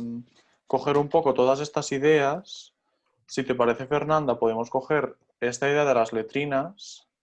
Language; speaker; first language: Spanish; native; Spanish